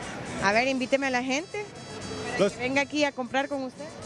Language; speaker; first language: Spanish; native; Spanish